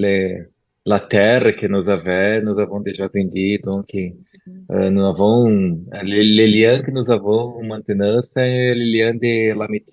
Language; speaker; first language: French; non-native, learner; Portuguese